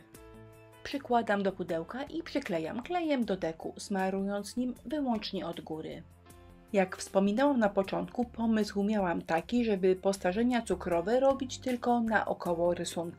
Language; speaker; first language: Polish; native; Polish